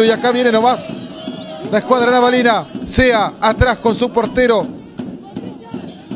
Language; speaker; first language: Spanish; native; Spanish